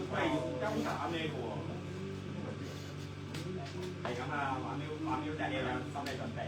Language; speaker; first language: Cantonese; native; Cantonese